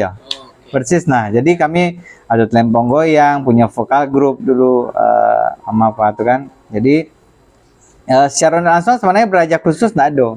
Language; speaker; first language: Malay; non-native, local second language; Minangkabau